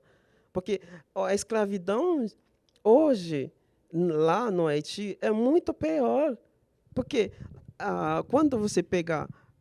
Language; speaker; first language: Portuguese; non-native, fluent; Haitian Creole